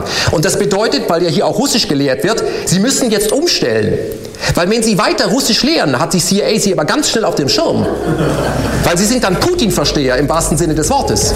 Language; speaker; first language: German; native; German